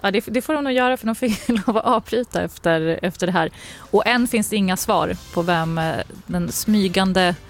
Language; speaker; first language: Swedish; native; Swedish